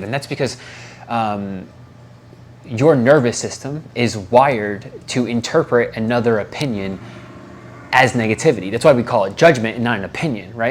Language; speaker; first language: English; native; English